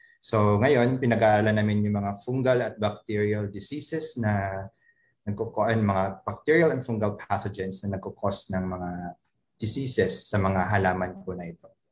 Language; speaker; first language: Filipino; native; Filipino